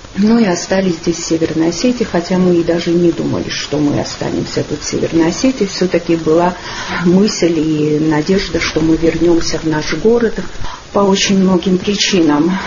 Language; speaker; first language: Russian; non-native, local second language; Ossetic